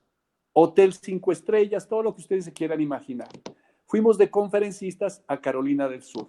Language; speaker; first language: Spanish; native; Spanish